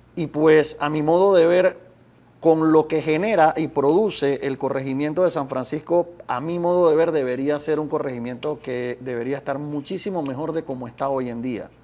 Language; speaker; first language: Spanish; native; Spanish